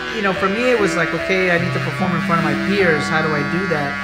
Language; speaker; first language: English; native; English